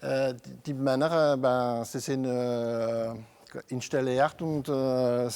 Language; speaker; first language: German; non-native, local second language; French